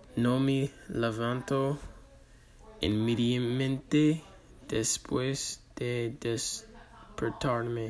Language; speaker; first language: Spanish; non-native, learner; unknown